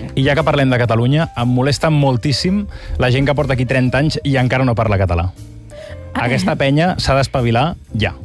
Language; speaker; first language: Catalan; native; Catalan